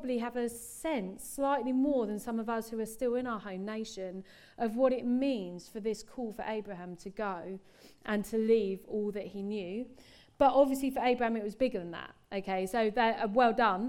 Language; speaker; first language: English; native; English